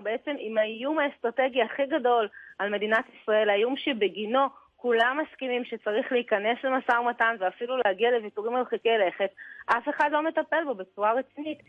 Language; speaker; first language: Hebrew; native; Hebrew